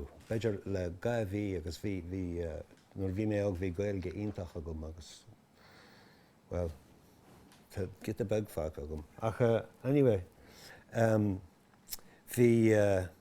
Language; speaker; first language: Irish; non-native, local second language; English